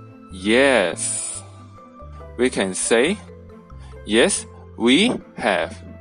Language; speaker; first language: English; non-native, local second language; Chinese